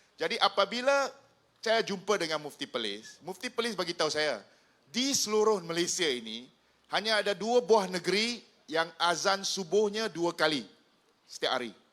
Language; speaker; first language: Malay; non-native, local second language; Chinese